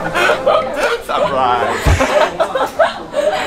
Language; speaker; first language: English; non-native, learner; Japanese